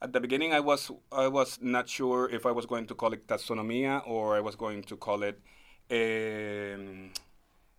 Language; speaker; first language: English; non-native, fluent; Spanish